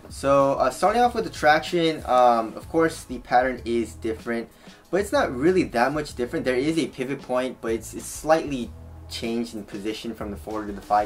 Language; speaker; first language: English; native; English